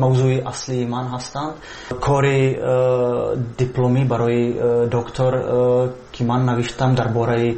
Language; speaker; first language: Tajik; non-native, fluent; Czech